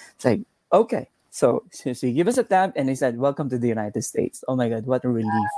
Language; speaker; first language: English; non-native, local second language; Cebuano